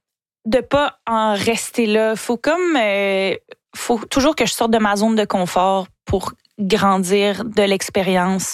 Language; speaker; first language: French; native; French